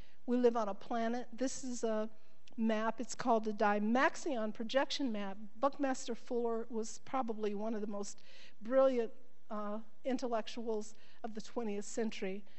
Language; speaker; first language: English; native; English